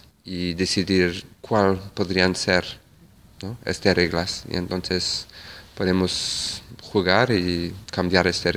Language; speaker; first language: Spanish; non-native, fluent; French